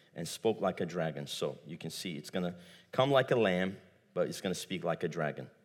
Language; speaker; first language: English; non-native, fluent; Turkish